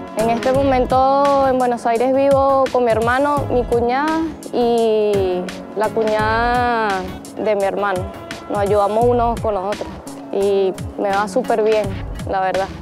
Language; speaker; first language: Spanish; native; Spanish